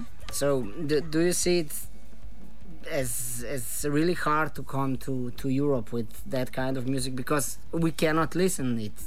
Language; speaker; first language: English; non-native, fluent; Slovenian